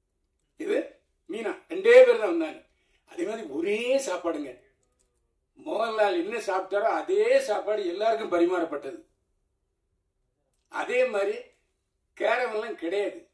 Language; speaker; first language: Tamil; native; Tamil